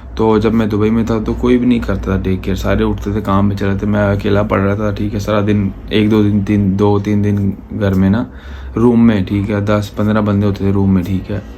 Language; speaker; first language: Urdu; non-native, local second language; Punjabi